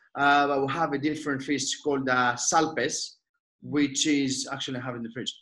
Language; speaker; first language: English; non-native, fluent; Greek